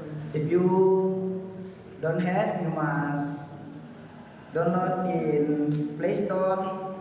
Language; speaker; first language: English; non-native, learner; Indonesian